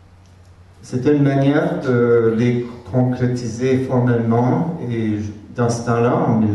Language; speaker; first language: French; non-native, fluent; Hungarian